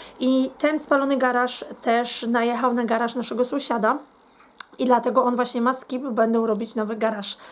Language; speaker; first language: Polish; native; Polish